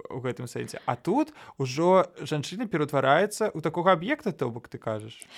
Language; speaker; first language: Belarusian; non-native, local second language; Russian